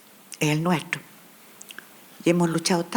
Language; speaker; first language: Spanish; native; Spanish